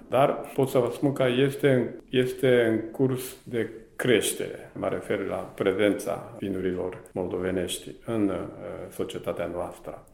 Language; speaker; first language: Romanian; non-native, fluent; Japanese